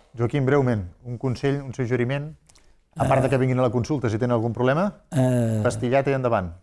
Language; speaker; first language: Catalan; native; Catalan